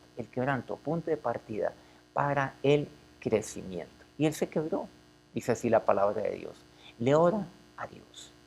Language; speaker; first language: Spanish; native; Spanish